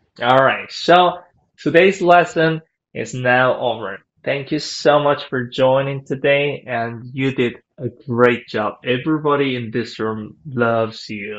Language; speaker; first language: English; non-native, fluent; Korean